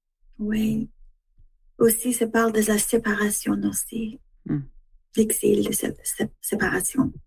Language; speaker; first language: French; non-native, learner; Persian